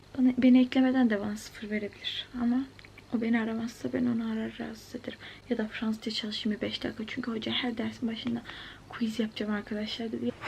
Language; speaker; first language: Turkish; native; Turkish